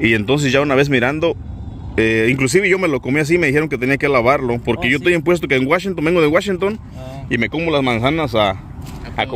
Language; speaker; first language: Spanish; native; Spanish